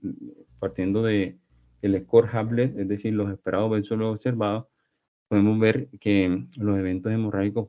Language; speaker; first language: Spanish; native; Spanish